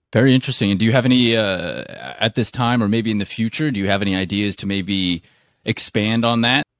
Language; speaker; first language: English; native; English